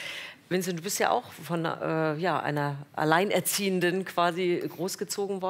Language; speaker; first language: German; native; German